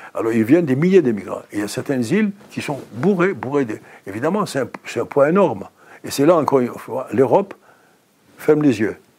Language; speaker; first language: French; non-native, fluent; Greek